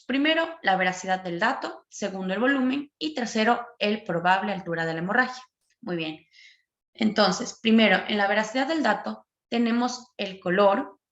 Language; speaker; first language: Spanish; native; Spanish